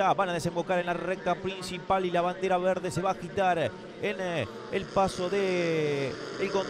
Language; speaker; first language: Spanish; native; Spanish